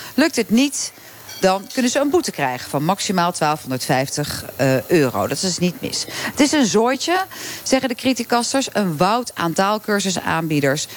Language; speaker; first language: Dutch; native; Dutch